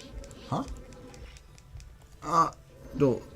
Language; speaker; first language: Japanese; non-native, learner; English